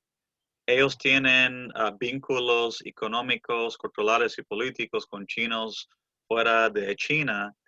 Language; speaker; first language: Spanish; early bilingual, heritage; Spanish